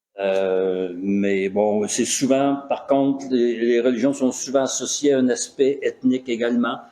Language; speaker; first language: French; native; French